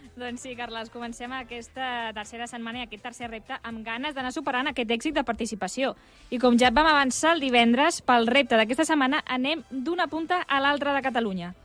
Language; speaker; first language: Catalan; native; Catalan